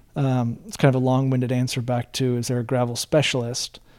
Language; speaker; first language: English; native; English